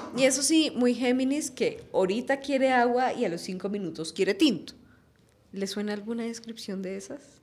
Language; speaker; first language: Spanish; native; Spanish